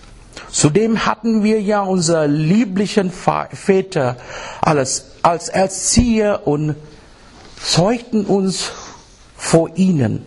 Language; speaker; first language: German; non-native, fluent; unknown